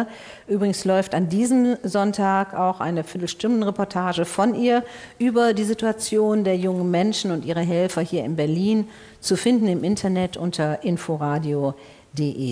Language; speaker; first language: German; native; German